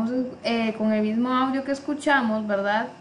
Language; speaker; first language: Spanish; native; Spanish